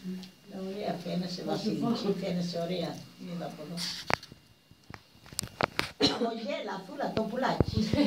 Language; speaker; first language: Greek; native; Greek